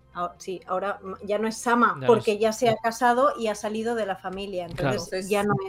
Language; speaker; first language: Spanish; native; Spanish